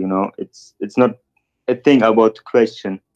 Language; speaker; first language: English; non-native, fluent; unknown